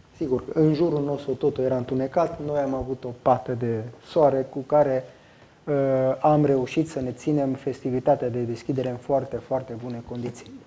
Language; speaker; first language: Romanian; native; Romanian